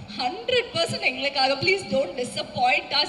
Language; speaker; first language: Tamil; native; Tamil